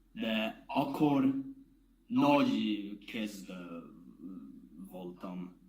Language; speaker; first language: Hungarian; non-native, learner; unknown